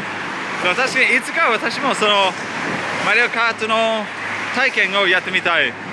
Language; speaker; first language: Japanese; non-native, learner; English